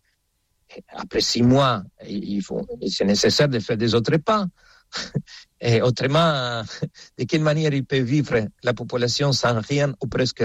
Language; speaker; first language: French; non-native, fluent; Spanish